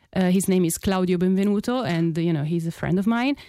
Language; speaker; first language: English; non-native, fluent; Italian